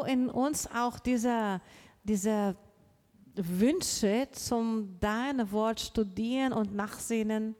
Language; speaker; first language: German; non-native, learner; Portuguese